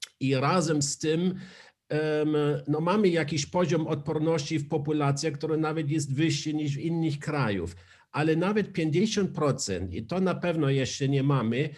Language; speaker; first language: Polish; non-native, learner; German